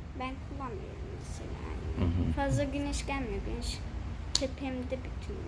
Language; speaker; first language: Turkish; early bilingual, heritage; Turkish